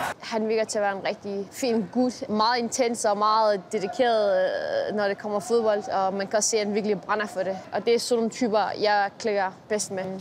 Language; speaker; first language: Danish; early bilingual, other home language; Persian